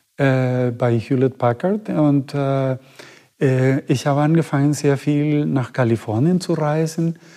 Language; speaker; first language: German; non-native, fluent; Spanish